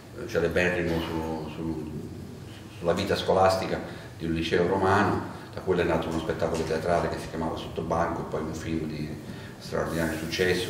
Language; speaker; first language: Italian; native; Italian